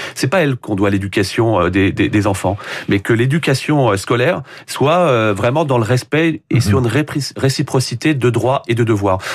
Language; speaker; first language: French; native; French